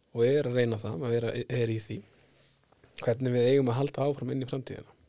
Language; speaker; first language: Icelandic; native; Icelandic